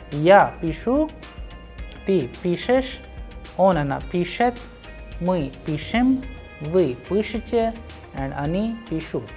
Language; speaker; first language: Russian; non-native, fluent; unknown